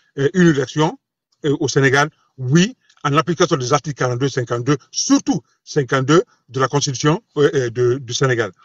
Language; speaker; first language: French; non-native, local second language; Bambara